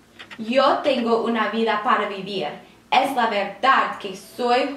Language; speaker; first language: Spanish; non-native, learner; English